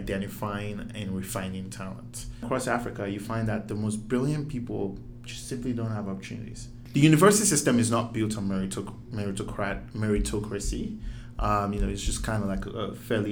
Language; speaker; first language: English; non-native, local second language; Yoruba